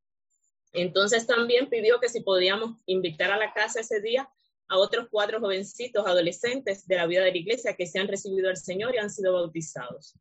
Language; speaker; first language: Spanish; native; Spanish